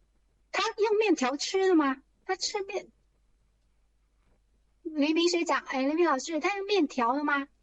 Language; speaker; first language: Chinese; early bilingual, heritage; Chinese